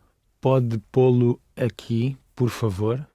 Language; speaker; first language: Portuguese; non-native, learner; English